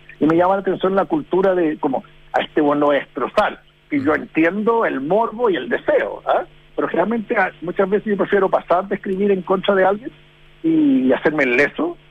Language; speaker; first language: Spanish; early bilingual, heritage; Spanish